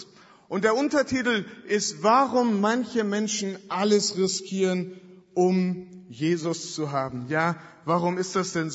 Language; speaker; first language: German; native; German